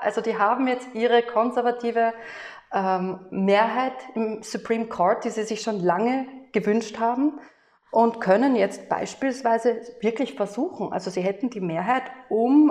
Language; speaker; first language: German; native; German